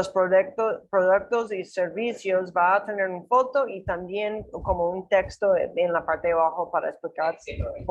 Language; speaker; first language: Spanish; non-native, learner; English